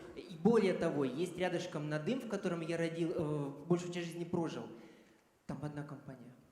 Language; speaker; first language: Russian; native; Russian